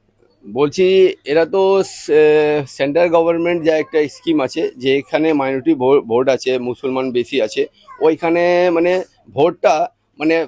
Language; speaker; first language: Bangla; non-native, local second language; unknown